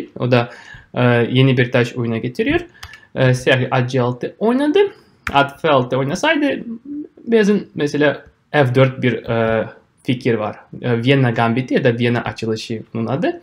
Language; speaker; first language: Turkish; non-native, fluent; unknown